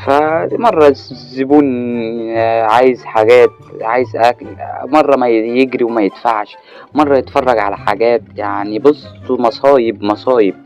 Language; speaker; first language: Arabic; native; Arabic